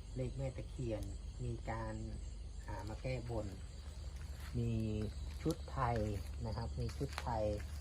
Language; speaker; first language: Thai; non-native, local second language; Northern Khmer